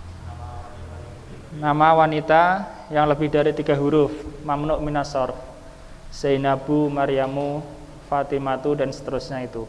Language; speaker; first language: Indonesian; native; Indonesian